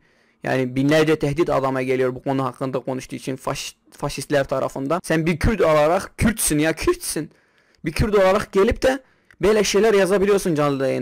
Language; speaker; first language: Turkish; non-native, local second language; Kurdish